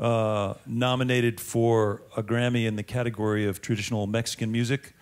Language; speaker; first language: English; native; English